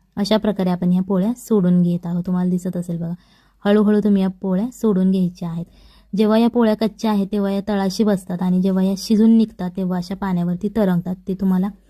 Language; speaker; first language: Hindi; non-native, local second language; Marathi